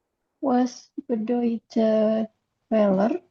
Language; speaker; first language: German; non-native, learner; Indonesian